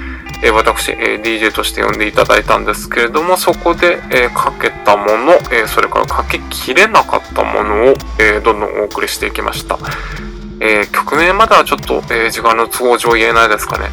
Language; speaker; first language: Japanese; native; Japanese